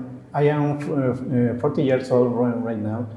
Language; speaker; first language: English; non-native, learner; Spanish